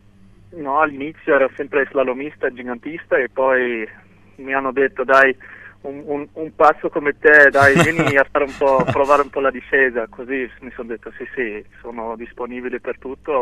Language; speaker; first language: Italian; non-native, local second language; German